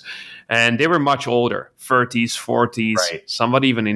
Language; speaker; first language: English; non-native, fluent; Czech